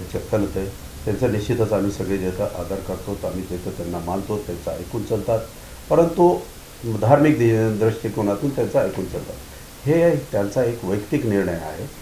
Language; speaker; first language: Marathi; non-native, local second language; Urdu